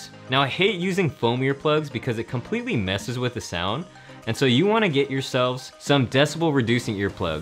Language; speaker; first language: English; native; English